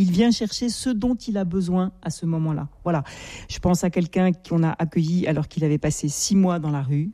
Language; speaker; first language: French; native; French